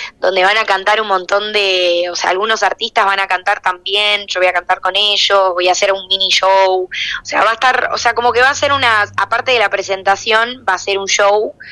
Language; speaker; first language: Spanish; non-native, local second language; Portuguese